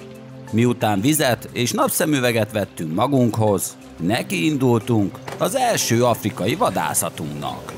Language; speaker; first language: Hungarian; native; Hungarian